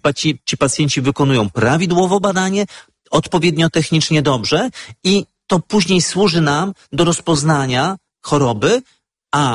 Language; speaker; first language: Polish; native; Polish